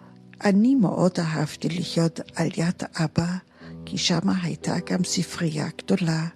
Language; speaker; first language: Hebrew; non-native, fluent; German